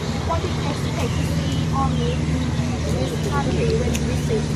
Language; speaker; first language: English; non-native, learner; Thai